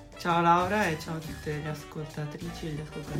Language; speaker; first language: Italian; native; Italian